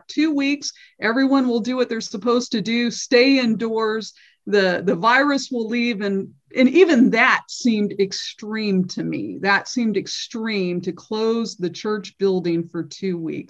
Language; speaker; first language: English; native; English